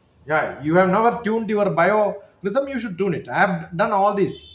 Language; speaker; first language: English; non-native, local second language; Malayalam